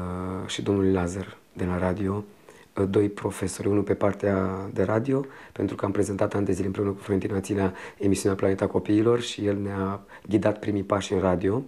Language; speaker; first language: Romanian; native; Romanian